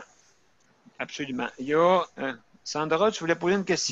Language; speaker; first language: French; native; French